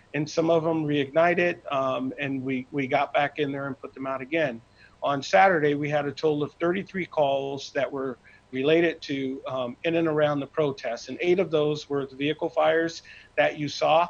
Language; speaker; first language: English; native; English